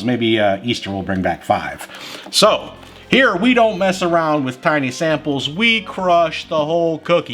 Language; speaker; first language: English; native; English